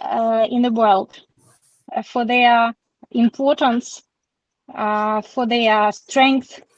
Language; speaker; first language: English; non-native, learner; Ukrainian